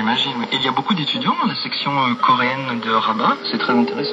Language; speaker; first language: French; native; French